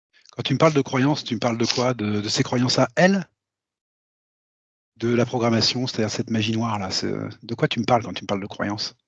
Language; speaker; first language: French; native; French